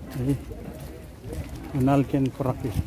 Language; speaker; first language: Spanish; non-native, learner; Filipino